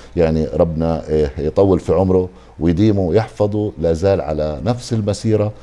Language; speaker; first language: Arabic; native; Arabic